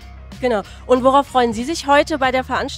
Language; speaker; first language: German; native; German